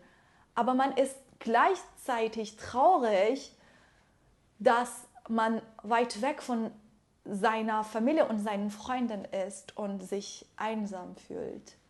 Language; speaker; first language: German; non-native, fluent; Persian